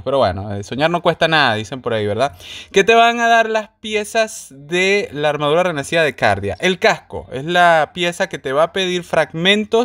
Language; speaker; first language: Spanish; native; Spanish